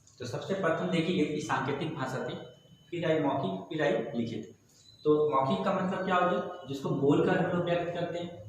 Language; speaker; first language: Hindi; native; Hindi